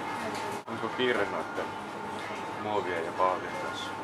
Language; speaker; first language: Finnish; native; Finnish